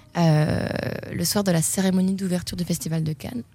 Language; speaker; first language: French; native; French